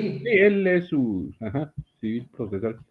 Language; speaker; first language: Spanish; native; Spanish